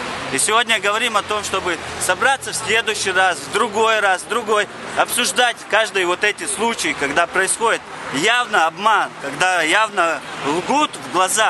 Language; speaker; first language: Russian; non-native, local second language; Chechen